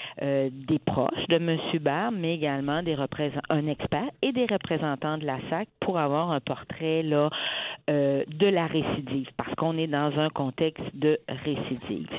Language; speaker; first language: French; native; French